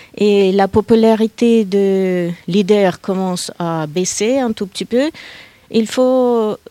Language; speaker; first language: French; non-native, fluent; Russian